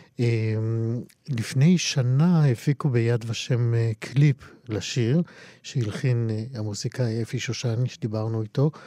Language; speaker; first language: Hebrew; native; Hebrew